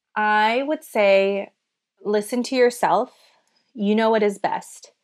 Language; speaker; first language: English; early bilingual, other home language; Chinese